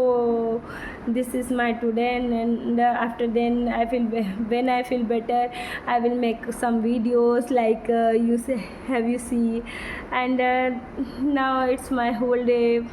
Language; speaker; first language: English; non-native, learner; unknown